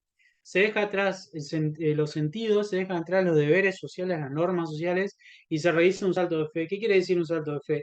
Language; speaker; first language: Spanish; native; Spanish